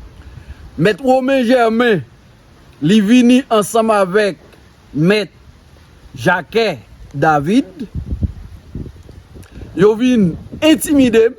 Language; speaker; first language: French; non-native, local second language; Haitian Creole